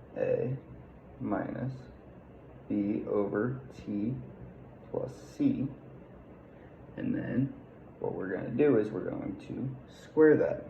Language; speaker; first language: English; native; English